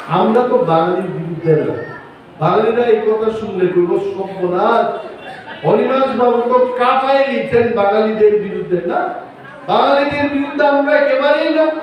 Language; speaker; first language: Bangla; non-native, local second language; Kok Borok